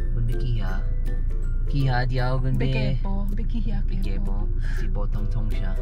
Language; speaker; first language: English; native; English